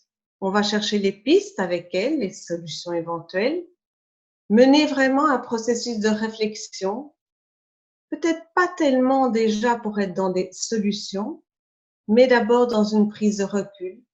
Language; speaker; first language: French; native; French